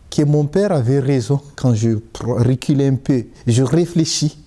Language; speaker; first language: French; non-native, local second language; Malagasy